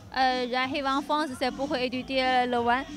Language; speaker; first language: French; non-native, learner; Chinese